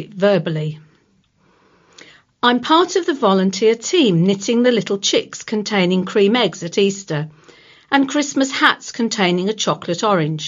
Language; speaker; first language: English; native; English